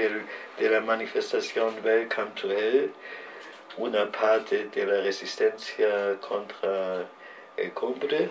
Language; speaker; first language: Spanish; non-native, learner; German